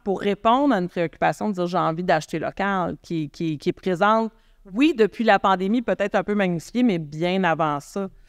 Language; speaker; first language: French; native; French